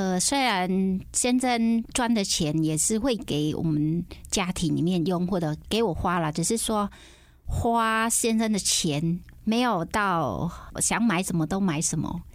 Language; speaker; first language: Chinese; non-native, fluent; Khmer